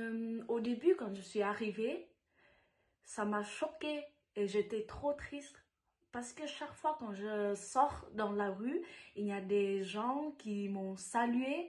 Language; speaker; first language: French; non-native, fluent; Vietnamese